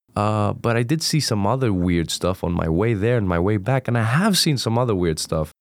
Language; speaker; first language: English; non-native, fluent; Greek